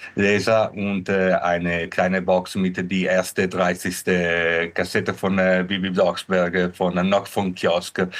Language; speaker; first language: German; non-native, learner; Italian